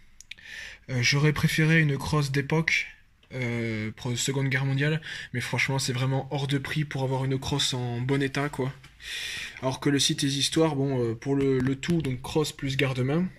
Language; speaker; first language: French; native; French